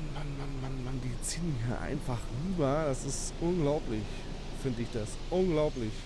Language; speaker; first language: German; native; German